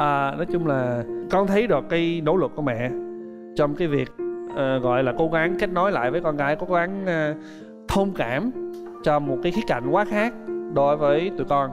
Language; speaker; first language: Vietnamese; non-native, fluent; English